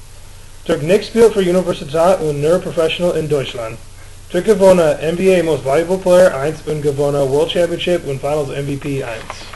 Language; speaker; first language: German; non-native, learner; English